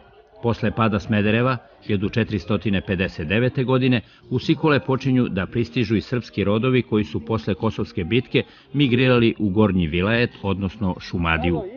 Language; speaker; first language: Serbian; native; Serbian